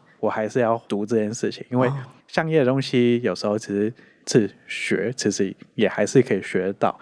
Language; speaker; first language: Chinese; non-native, local second language; Cantonese